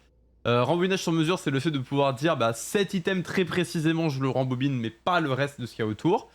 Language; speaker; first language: French; native; French